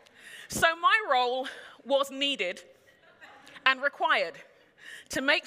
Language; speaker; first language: English; native; English